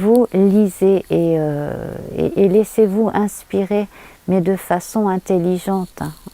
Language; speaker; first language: French; native; French